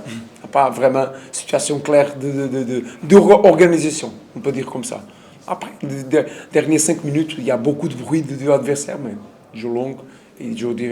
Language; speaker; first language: French; non-native, learner; Portuguese